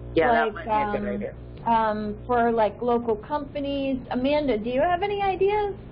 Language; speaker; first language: English; native; English